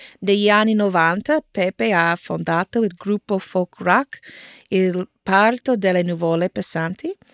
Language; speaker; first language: Italian; non-native, learner; English